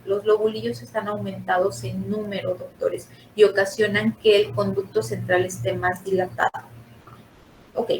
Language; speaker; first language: Spanish; native; Spanish